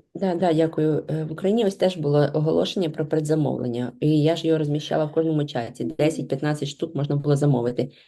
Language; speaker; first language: Ukrainian; non-native, local second language; Russian